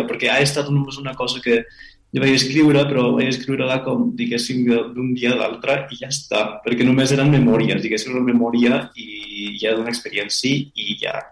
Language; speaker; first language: Catalan; non-native, fluent; Spanish